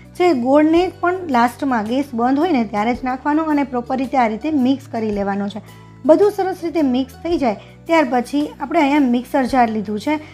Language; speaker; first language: Gujarati; native; Gujarati